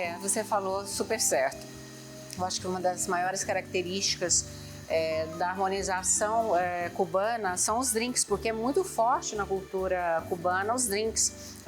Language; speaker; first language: Portuguese; native; Portuguese